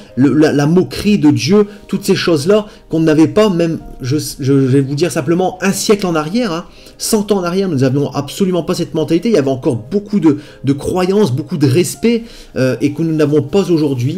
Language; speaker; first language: French; native; French